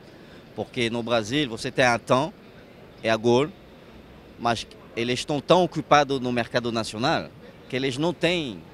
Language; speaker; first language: Portuguese; non-native, fluent; French